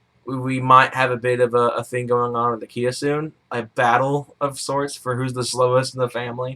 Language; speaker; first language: English; native; English